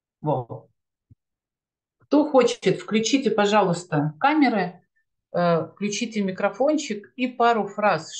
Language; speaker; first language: Russian; native; Russian